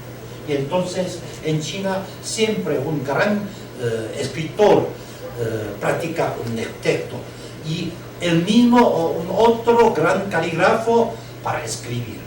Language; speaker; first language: Spanish; non-native, learner; Chinese